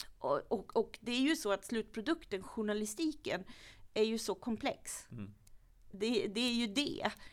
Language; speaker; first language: Swedish; native; Swedish